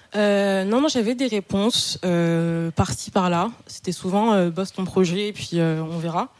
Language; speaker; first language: French; native; French